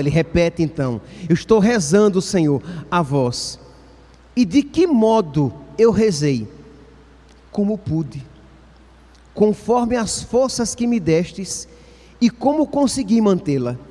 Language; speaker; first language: Portuguese; native; Portuguese